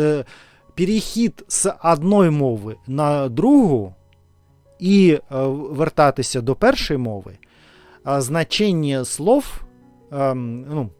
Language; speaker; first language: Ukrainian; non-native, learner; Russian